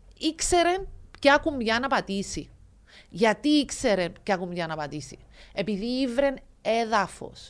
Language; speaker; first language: Greek; native; Greek